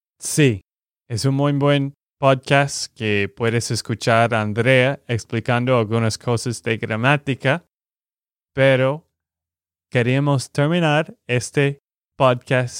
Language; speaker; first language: Spanish; non-native, fluent; English